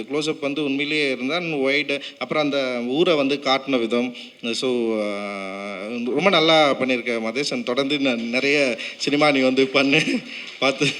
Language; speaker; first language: Tamil; native; Tamil